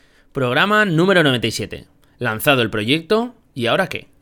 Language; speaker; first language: Spanish; native; Spanish